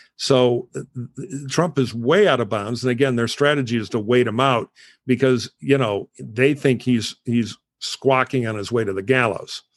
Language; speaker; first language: English; native; English